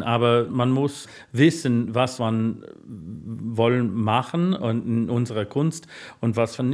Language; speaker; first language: German; non-native, learner; English